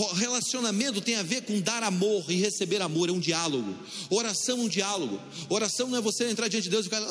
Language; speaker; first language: Portuguese; native; Portuguese